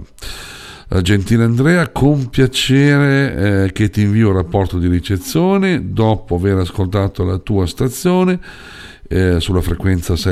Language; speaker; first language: Italian; native; Italian